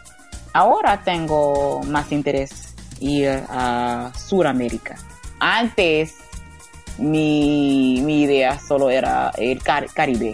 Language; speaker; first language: Spanish; non-native, learner; English